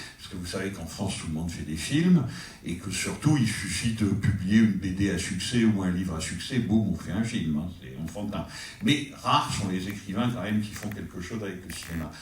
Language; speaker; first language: French; native; French